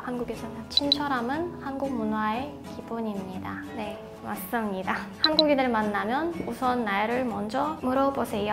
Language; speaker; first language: Korean; non-native, fluent; Russian